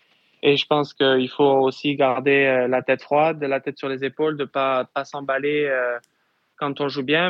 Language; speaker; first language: French; native; French